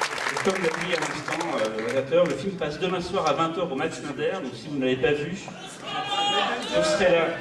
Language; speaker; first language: French; native; French